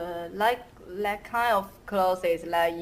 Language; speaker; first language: English; non-native, learner; Chinese